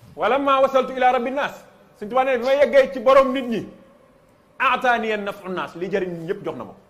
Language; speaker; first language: Wolof; native; Wolof